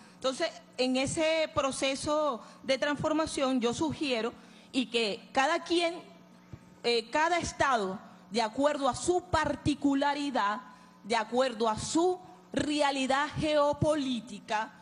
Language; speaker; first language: Spanish; native; Spanish